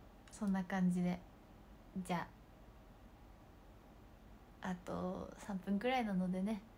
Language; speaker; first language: Japanese; native; Japanese